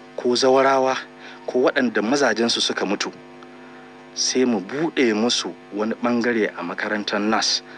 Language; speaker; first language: Hausa; native; Hausa